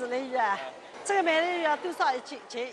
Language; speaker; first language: Chinese; non-native, local second language; Wu Chinese